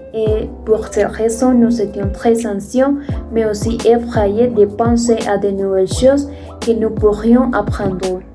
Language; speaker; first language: French; non-native, fluent; Spanish